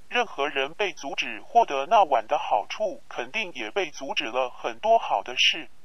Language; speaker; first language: Chinese; non-native, local second language; Cantonese